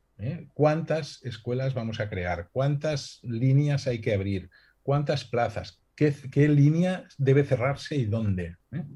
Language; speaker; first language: Spanish; non-native, local second language; Catalan